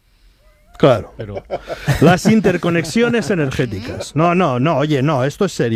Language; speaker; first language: Spanish; native; Spanish